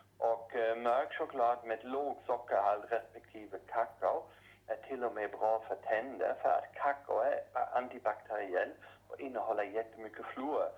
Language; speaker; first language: Swedish; non-native, fluent; German